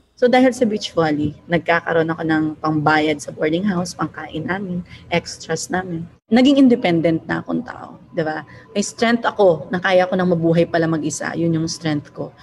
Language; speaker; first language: Filipino; non-native, local second language; Hiligaynon